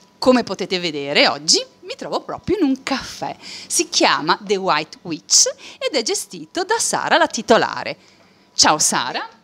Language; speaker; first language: Italian; native; Italian